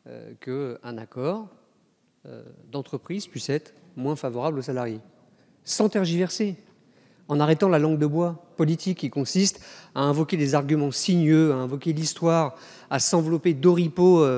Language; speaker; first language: French; native; French